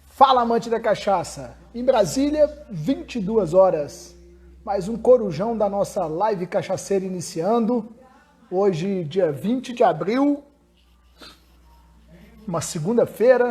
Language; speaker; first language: Portuguese; native; Portuguese